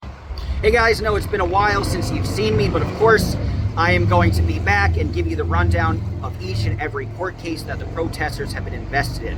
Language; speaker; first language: English; native; English